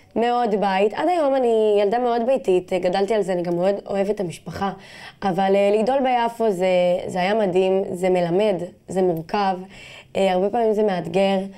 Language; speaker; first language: Hebrew; non-native, local second language; Arabic